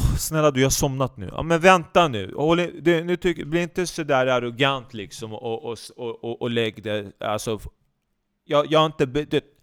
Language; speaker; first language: Swedish; native; Swedish